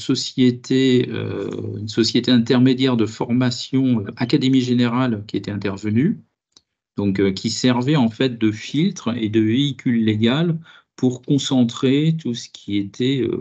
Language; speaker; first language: French; native; French